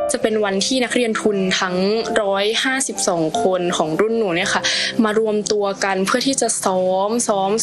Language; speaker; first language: Thai; native; Thai